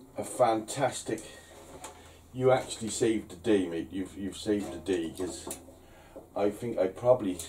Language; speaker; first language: English; native; English